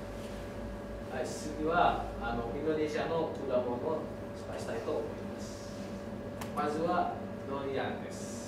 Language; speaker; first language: Japanese; non-native, learner; Indonesian